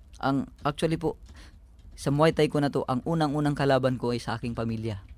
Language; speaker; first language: Filipino; native; Filipino